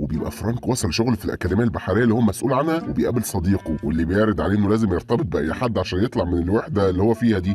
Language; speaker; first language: Arabic; native; Arabic